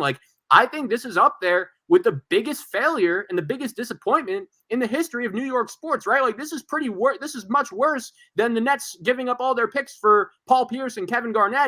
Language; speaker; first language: English; native; English